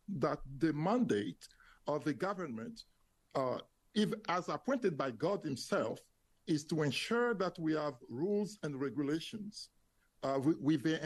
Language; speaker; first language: English; non-native, fluent; French